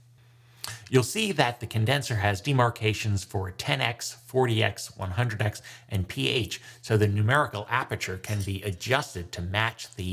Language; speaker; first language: English; native; English